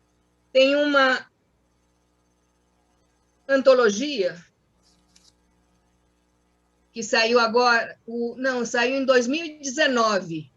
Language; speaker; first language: Portuguese; non-native, fluent; Spanish